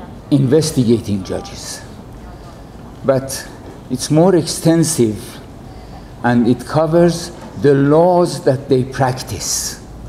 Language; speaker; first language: English; non-native, fluent; Persian